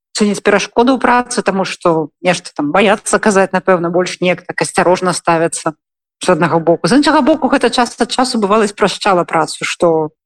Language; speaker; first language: Belarusian; non-native, local second language; Russian